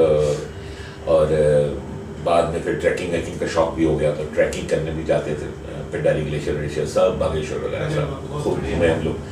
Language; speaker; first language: Hindi; native; Hindi